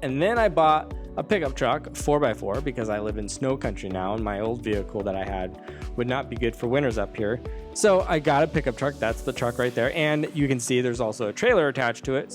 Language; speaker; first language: English; native; English